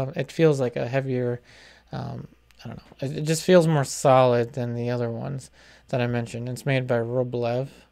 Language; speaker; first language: English; early bilingual, other home language; Spanish